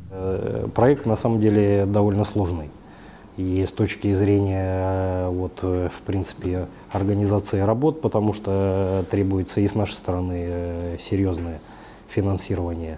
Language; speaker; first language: Russian; native; Russian